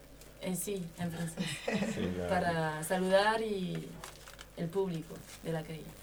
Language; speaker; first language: Spanish; non-native, learner; French